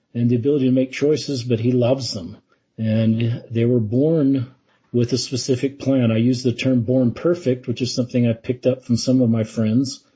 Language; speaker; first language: English; native; English